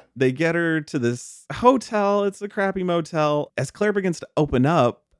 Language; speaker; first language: English; native; English